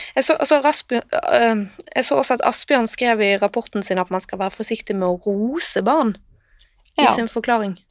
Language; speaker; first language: Norwegian; native; Norwegian